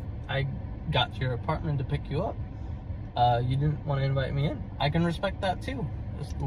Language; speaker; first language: English; native; English